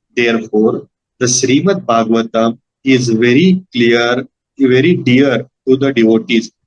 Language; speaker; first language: English; non-native, local second language; Marathi